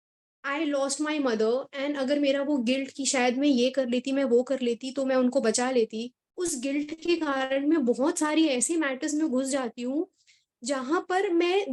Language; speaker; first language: Hindi; native; Hindi